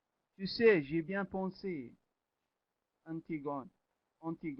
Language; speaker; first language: French; non-native, learner; Arabic